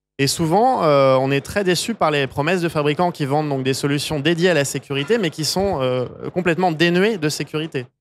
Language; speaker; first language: French; native; French